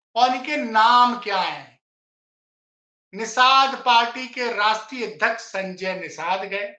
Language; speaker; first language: Hindi; native; Hindi